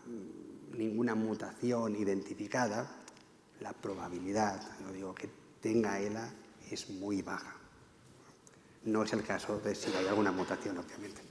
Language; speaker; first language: Spanish; native; Spanish